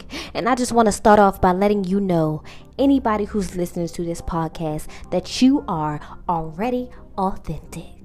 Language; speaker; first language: English; native; English